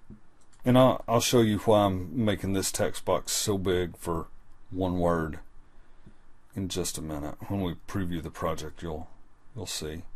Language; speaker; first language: English; native; English